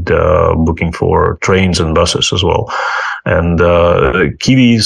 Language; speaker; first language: English; non-native, fluent; Ukrainian